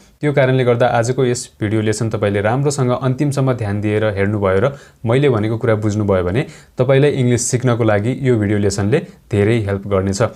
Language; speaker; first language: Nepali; native; Nepali